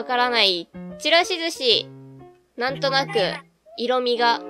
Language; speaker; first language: Japanese; native; Japanese